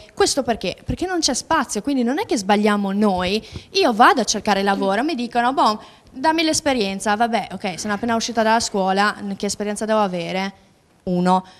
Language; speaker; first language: Italian; early bilingual, other home language; Albanian